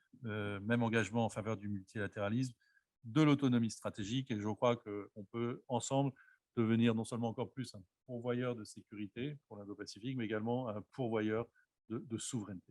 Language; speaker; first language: French; native; French